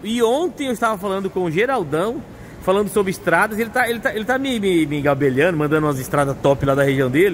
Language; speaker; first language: Portuguese; native; Portuguese